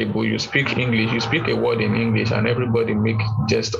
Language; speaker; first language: English; non-native, local second language; Yoruba